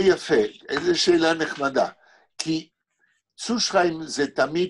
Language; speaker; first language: Hebrew; native; Hebrew